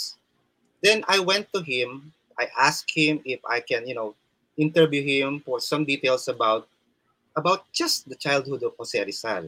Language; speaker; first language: English; non-native, local second language; Waray